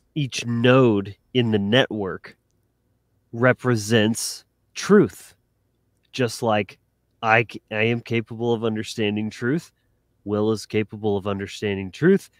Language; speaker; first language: English; native; English